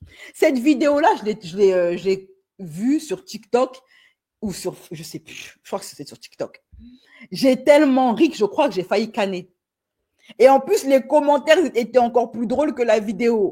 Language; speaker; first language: French; native; French